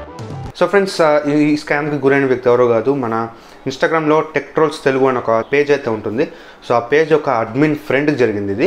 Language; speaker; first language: Telugu; native; Telugu